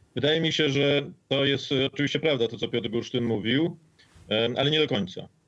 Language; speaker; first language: Polish; native; Polish